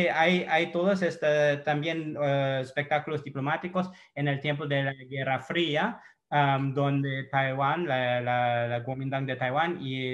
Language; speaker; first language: Spanish; non-native, fluent; English